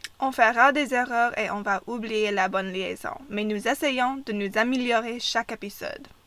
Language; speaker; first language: French; non-native, local second language; English